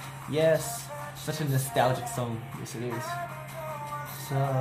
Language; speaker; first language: English; early bilingual, other home language; Korean